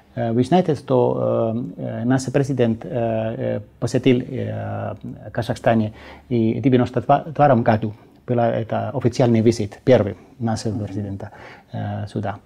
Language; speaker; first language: Russian; non-native, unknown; Finnish